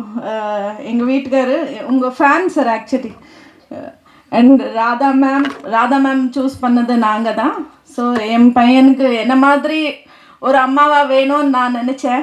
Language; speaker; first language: Tamil; non-native, fluent; Telugu